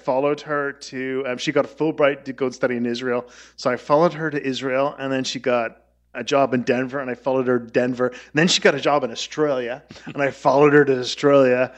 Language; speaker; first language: English; native; English